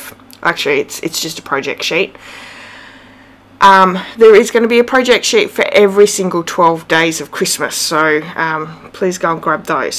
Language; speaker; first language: English; native; English